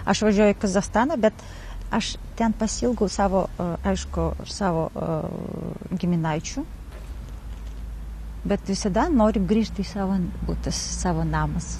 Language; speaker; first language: Lithuanian; non-native, learner; Kazakh